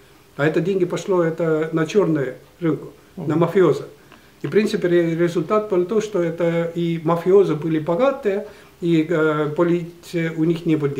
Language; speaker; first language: Russian; non-native, local second language; Estonian